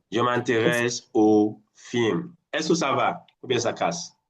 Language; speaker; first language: French; non-native, fluent; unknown